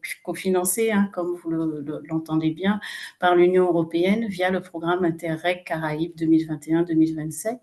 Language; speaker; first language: French; native; French